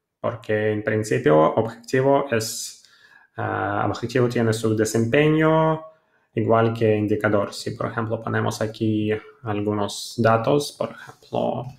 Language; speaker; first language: Spanish; non-native, fluent; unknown